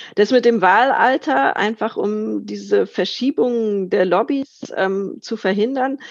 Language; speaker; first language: German; native; German